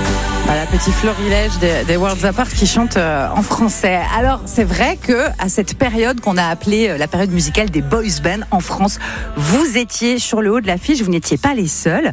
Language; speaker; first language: French; native; French